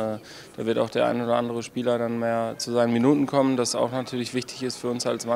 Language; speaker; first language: German; native; German